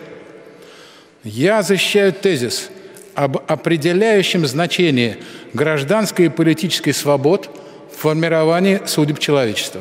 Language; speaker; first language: Russian; native; Russian